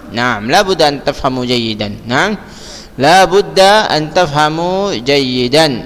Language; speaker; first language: Arabic; non-native, fluent; Indonesian